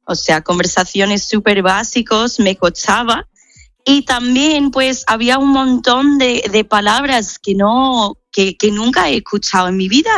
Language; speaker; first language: Spanish; non-native, fluent; English